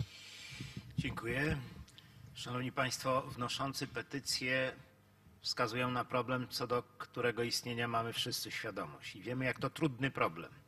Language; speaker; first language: Polish; native; Polish